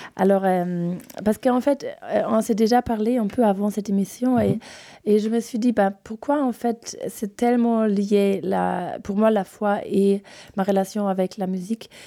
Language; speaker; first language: French; non-native, fluent; German